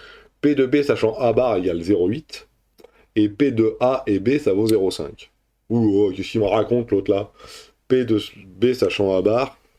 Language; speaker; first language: French; native; French